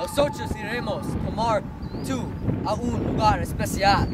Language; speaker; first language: Spanish; non-native, learner; English